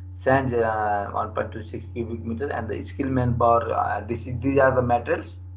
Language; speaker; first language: English; non-native, local second language; Nepali